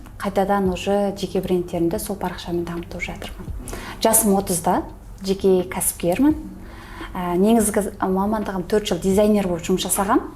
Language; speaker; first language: Kazakh; early bilingual, heritage; Kazakh